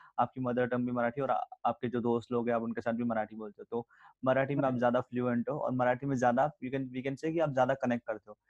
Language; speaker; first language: Hindi; native; Hindi